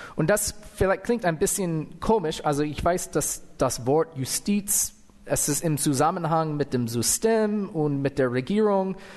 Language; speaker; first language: German; non-native, fluent; English